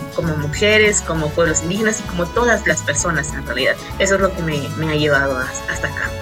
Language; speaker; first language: Spanish; non-native, local second language; Kaqchikel